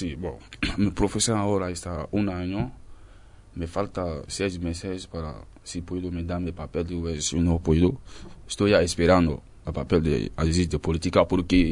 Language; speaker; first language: Spanish; non-native, learner; French